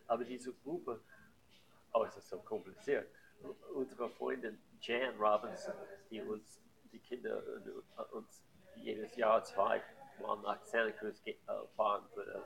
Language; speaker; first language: German; non-native, fluent; English